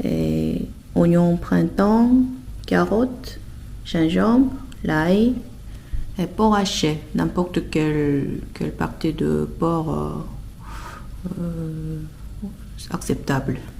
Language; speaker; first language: French; non-native, learner; Korean